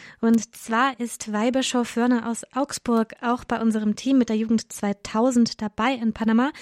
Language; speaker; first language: German; native; German